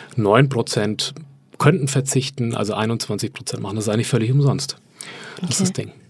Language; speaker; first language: German; native; German